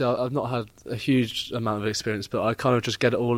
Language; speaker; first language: English; native; English